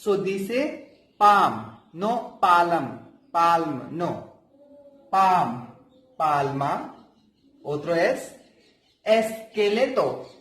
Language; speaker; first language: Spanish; non-native, fluent; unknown